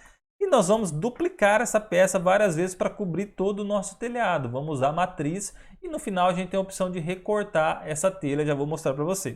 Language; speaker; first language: Portuguese; native; Portuguese